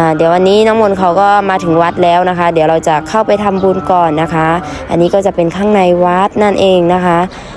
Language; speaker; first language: Thai; non-native, fluent; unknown